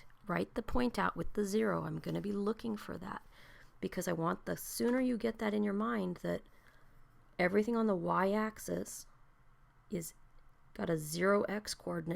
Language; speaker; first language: English; native; English